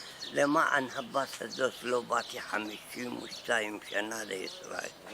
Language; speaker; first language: Hebrew; non-native, learner; Arabic